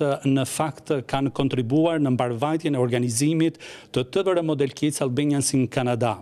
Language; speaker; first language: Albanian; native; Albanian